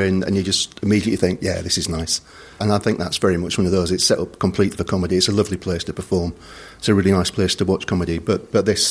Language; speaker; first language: English; native; English